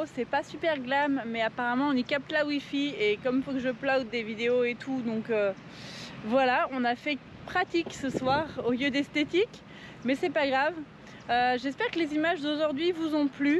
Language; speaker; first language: French; native; French